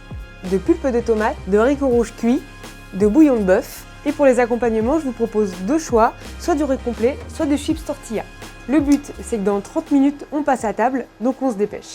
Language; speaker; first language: French; native; French